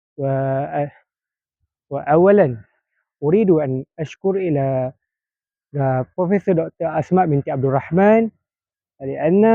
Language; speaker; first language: Arabic; non-native, learner; Malay